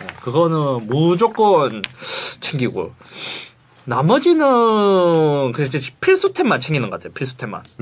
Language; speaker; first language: Korean; native; Korean